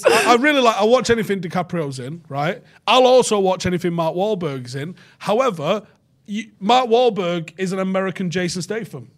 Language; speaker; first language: English; native; English